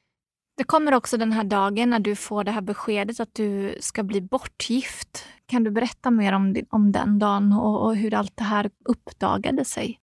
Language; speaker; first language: Swedish; native; Swedish